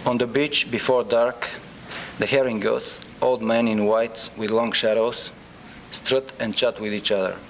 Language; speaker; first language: English; non-native, fluent; Bulgarian